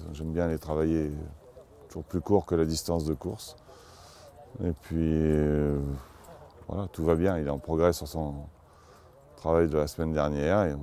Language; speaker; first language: French; native; French